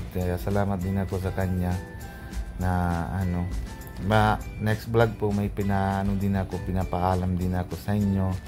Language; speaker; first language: Filipino; non-native, learner; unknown